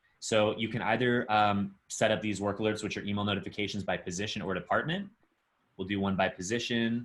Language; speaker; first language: English; native; English